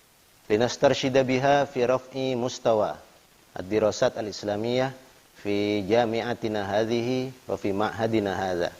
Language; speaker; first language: Arabic; non-native, fluent; Indonesian